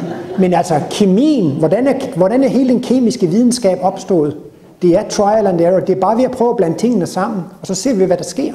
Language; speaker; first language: Danish; native; Danish